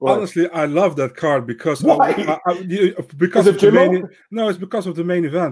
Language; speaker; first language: English; non-native, fluent; Dutch